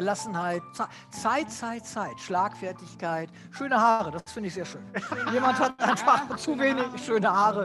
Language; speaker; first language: German; native; German